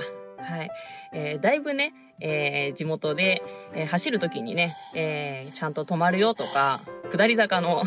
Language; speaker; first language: Japanese; native; Japanese